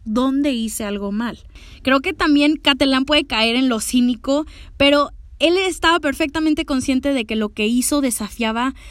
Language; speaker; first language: Spanish; native; Spanish